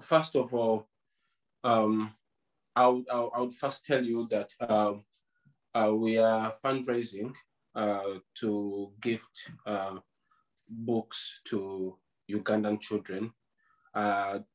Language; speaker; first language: English; non-native, local second language; Ganda